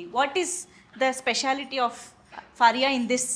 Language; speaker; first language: Telugu; native; Telugu